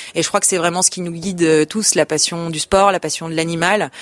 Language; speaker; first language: French; native; French